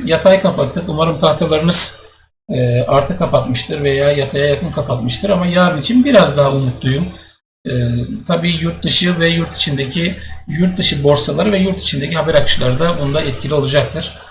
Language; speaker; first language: Turkish; native; Turkish